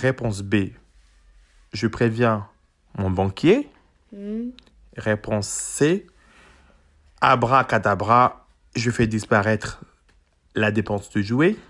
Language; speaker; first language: French; native; French